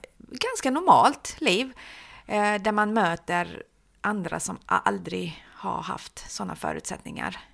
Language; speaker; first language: Swedish; early bilingual, other home language; Persian